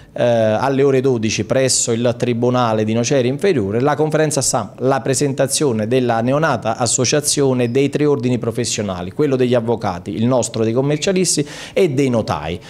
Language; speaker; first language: Italian; native; Italian